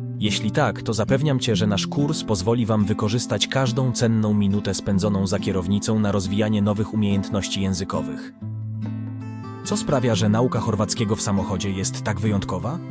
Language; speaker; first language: Polish; native; Polish